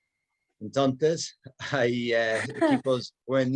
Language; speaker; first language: Spanish; non-native, fluent; English